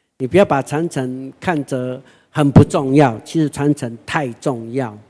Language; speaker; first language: Chinese; non-native, local second language; Hakka Chinese